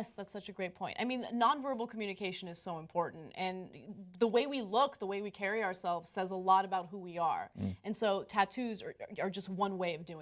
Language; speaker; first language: English; native; English